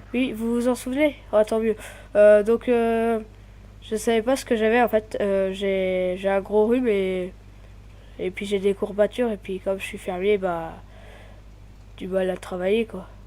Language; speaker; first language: French; native; French